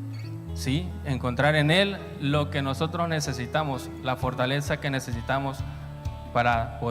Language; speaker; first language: Spanish; native; Spanish